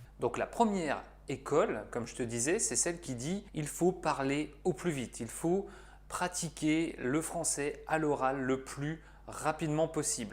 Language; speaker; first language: French; native; French